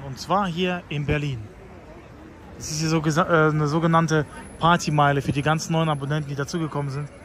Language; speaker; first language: German; native; German